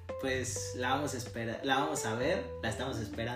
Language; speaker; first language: Spanish; native; Spanish